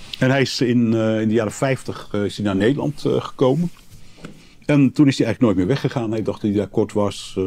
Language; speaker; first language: Dutch; native; Dutch